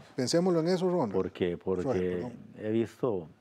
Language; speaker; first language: Spanish; native; Spanish